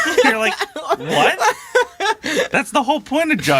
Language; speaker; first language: English; native; English